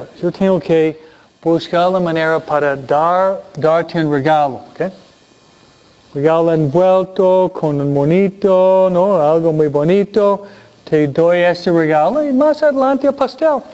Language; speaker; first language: Spanish; non-native, fluent; English